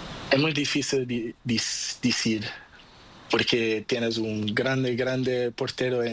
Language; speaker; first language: Spanish; non-native, learner; Portuguese